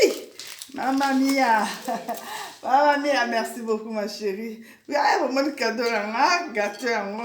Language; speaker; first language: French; non-native, local second language; Lingala